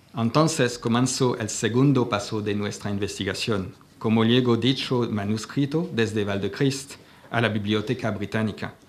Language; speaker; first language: Spanish; non-native, fluent; French